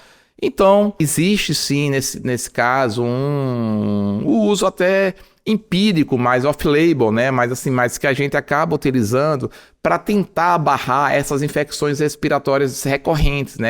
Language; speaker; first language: Portuguese; native; Portuguese